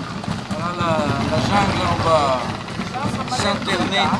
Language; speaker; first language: French; non-native, fluent; Spanish